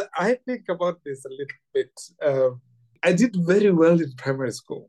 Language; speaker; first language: English; non-native, local second language; Kikuyu